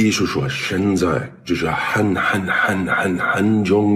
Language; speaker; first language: Chinese; non-native, learner; English